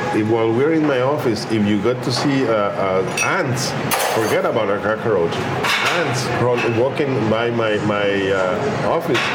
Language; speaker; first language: English; non-native, fluent; Spanish